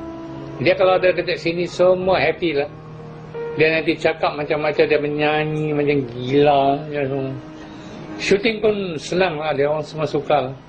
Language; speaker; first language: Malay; non-native, local second language; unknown